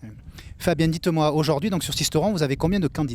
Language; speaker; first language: French; native; French